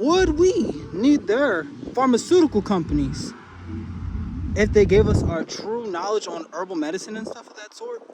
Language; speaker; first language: English; native; English